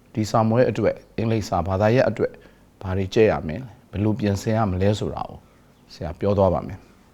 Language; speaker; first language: Burmese; native; Burmese